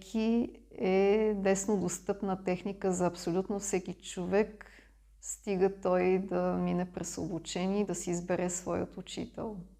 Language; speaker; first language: Bulgarian; non-native, fluent; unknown